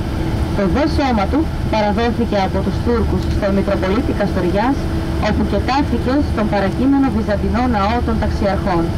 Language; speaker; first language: Greek; native; Greek